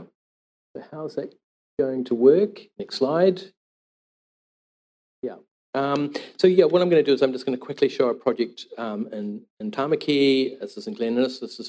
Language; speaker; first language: English; native; English